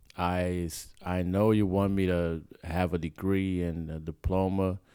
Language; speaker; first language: English; non-native, fluent; Portuguese